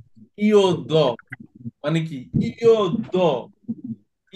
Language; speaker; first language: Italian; non-native, fluent; Bangla